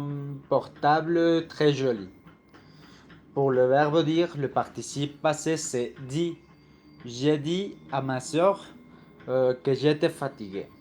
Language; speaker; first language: French; non-native, learner; Spanish